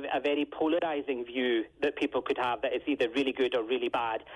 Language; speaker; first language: English; native; English